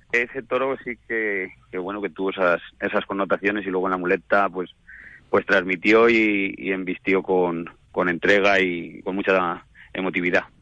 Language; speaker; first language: Spanish; native; Spanish